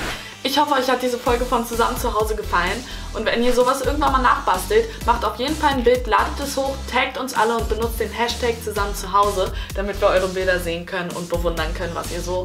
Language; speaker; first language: German; native; German